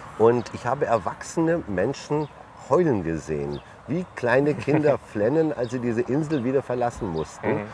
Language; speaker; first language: German; early bilingual, other home language; Turkish